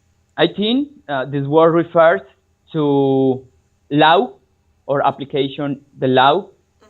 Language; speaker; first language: English; non-native, learner; Spanish